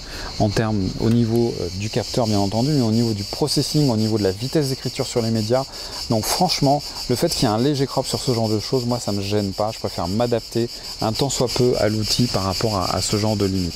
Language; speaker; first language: French; native; French